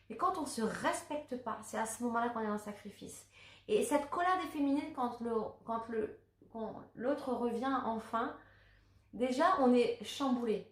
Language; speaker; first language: French; native; French